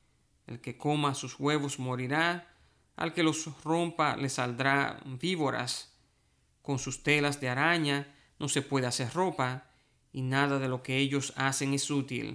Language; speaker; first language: Spanish; native; Spanish